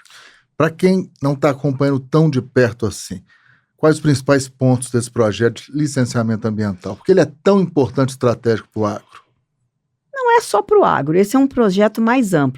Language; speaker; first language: Portuguese; native; Portuguese